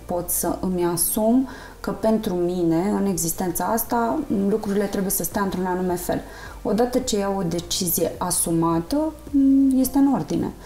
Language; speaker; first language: Romanian; native; Romanian